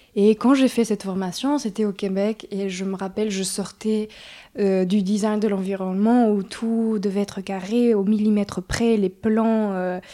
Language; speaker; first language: French; early bilingual, other home language; Spanish